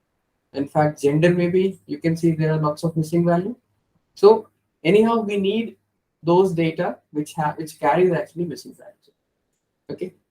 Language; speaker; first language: English; non-native, local second language; Hindi